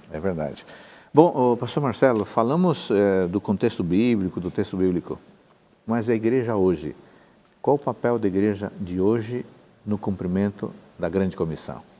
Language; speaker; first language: Portuguese; non-native, fluent; Spanish